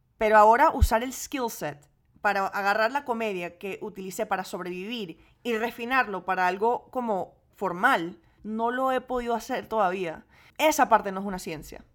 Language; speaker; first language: Spanish; native; Spanish